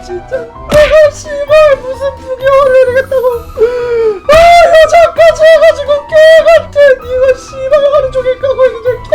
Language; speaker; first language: Korean; native; Korean